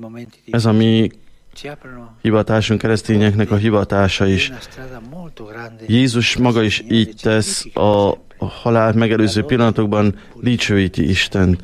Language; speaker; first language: Hungarian; native; Hungarian